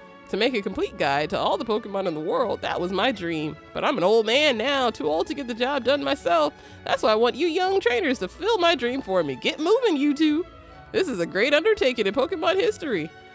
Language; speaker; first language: English; native; English